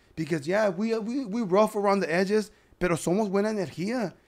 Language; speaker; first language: Spanish; early bilingual, heritage; Spanish